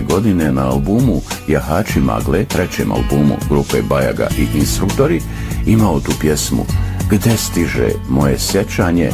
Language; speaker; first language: Bosnian; native; Bosnian